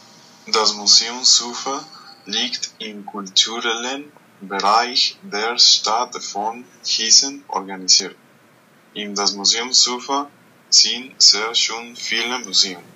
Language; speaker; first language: German; non-native, learner; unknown